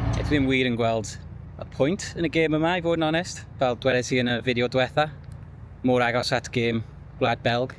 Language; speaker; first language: Welsh; native; Welsh